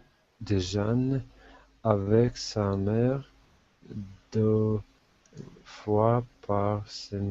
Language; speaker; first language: French; non-native, learner; Russian